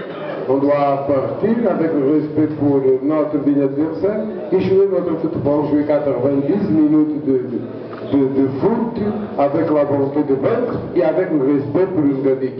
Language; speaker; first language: French; non-native, fluent; Portuguese